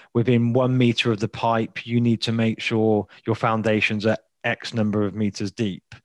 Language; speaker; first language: English; native; English